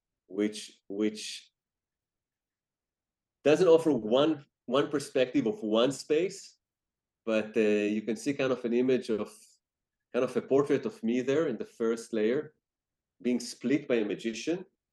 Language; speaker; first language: English; non-native, fluent; Hebrew